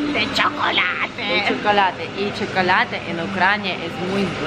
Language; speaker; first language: Spanish; non-native, learner; Ukrainian